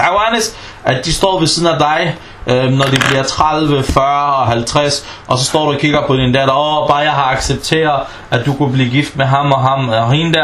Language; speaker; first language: Danish; non-native, fluent; Arabic